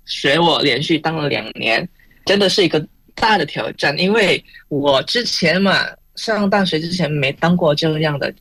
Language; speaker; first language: Chinese; non-native, fluent; Indonesian